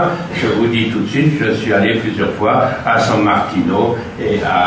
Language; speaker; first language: French; native; French